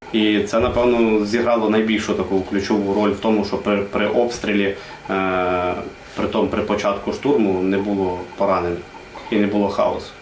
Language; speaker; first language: Ukrainian; native; Ukrainian